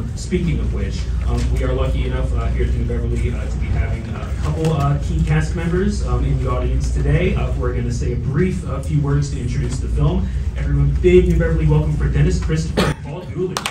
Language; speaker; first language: English; native; English